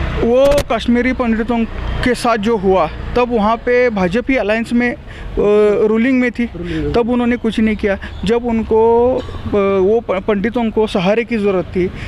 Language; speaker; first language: Hindi; non-native, local second language; Marathi